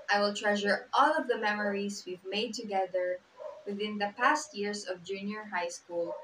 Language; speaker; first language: English; non-native, local second language; Cebuano